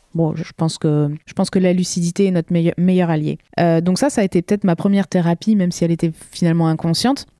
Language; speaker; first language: French; native; French